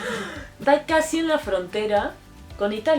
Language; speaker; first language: Spanish; native; Spanish